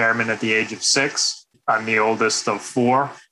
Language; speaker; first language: English; native; English